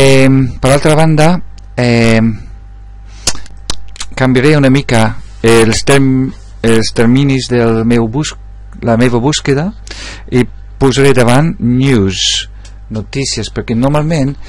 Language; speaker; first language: Catalan; non-native, local second language; Spanish